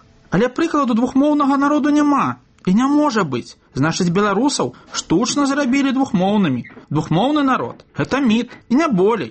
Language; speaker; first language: Belarusian; native; Belarusian